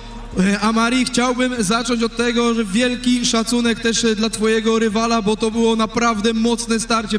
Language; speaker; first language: Polish; native; Polish